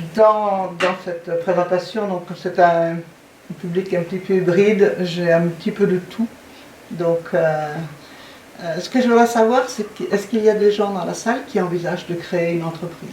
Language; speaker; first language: French; native; French